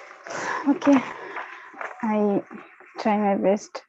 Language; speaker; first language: English; non-native, learner; Bangla